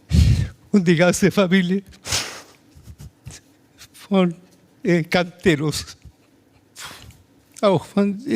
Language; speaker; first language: German; non-native, learner; Spanish